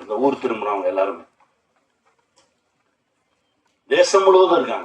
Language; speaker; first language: Tamil; native; Tamil